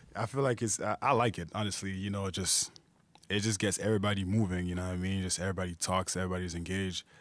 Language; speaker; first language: English; native; English